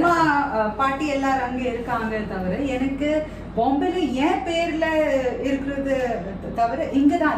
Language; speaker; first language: Tamil; non-native, local second language; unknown